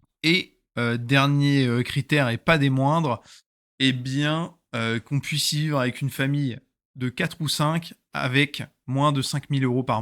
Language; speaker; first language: French; native; French